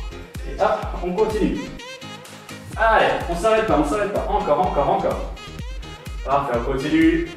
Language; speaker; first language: French; native; French